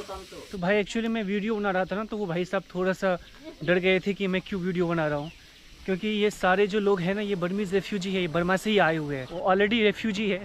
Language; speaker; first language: Hindi; native; Hindi